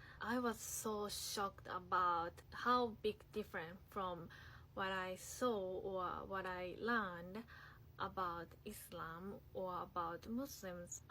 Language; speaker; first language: English; non-native, learner; Japanese